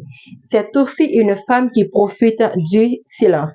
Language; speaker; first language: French; non-native, local second language; Haitian Creole